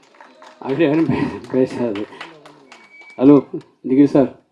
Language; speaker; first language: Tamil; non-native, learner; Malayalam